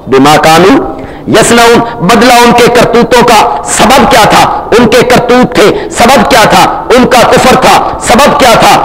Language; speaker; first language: Urdu; non-native, local second language; Punjabi